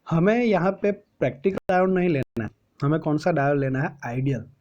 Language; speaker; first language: Hindi; non-native, local second language; Gujarati